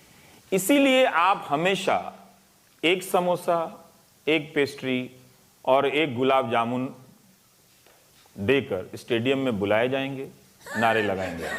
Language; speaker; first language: Hindi; native; Hindi